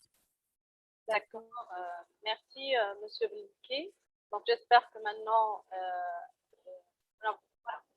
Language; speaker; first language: French; non-native, local second language; Arabic